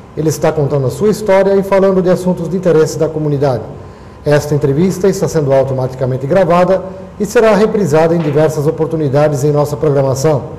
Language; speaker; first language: Portuguese; native; Portuguese